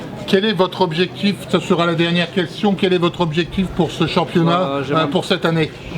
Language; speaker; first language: French; native; French